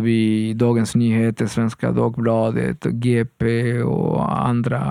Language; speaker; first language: Swedish; non-native, fluent; Spanish